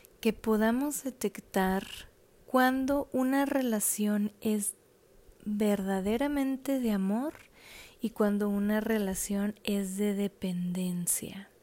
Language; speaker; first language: Spanish; native; Spanish